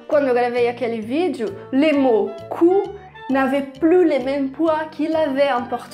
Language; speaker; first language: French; non-native, fluent; Portuguese